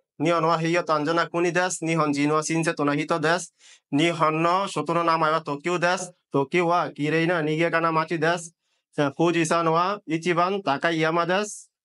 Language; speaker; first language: Japanese; non-native, learner; Bangla